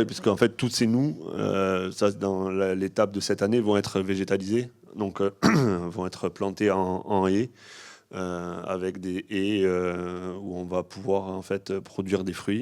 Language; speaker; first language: French; native; French